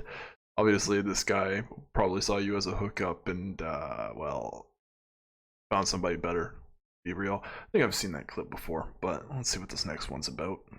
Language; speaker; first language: English; native; English